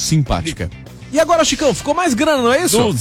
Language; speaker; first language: Portuguese; native; Portuguese